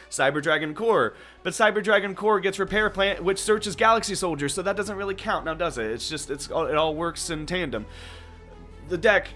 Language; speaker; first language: English; native; English